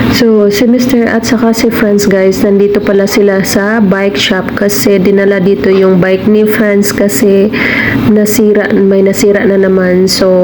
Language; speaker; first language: Filipino; non-native, local second language; Hiligaynon